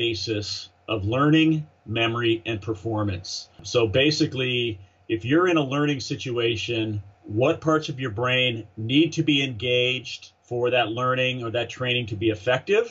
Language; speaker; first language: English; native; English